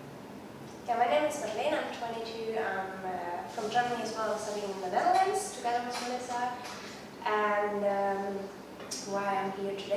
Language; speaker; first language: English; non-native, fluent; German